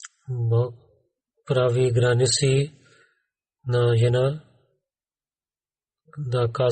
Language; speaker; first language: Bulgarian; non-native, learner; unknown